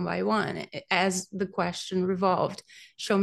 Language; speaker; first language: English; non-native, fluent; Portuguese